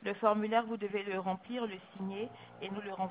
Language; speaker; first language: French; native; French